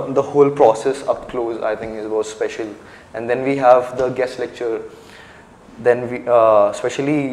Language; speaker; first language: English; non-native, local second language; Hindi